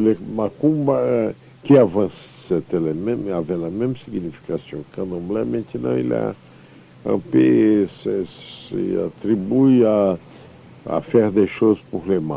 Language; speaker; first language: French; non-native, fluent; Portuguese